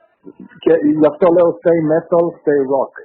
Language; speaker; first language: Greek; early bilingual, heritage; Greek